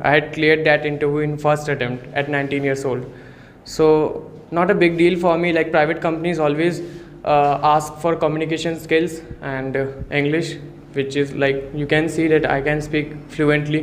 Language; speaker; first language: English; non-native, local second language; Hindi